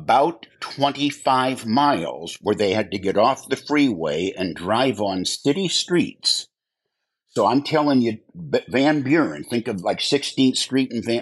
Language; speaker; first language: English; native; English